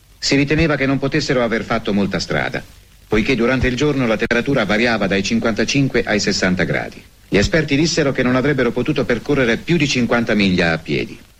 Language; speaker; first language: Italian; native; Italian